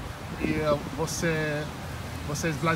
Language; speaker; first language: Portuguese; non-native, learner; English